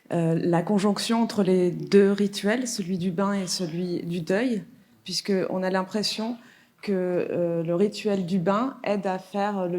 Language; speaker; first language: French; native; French